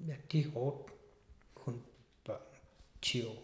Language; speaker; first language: Danish; non-native, local second language; Kalaallisut